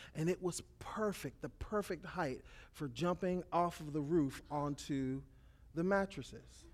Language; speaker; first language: English; native; English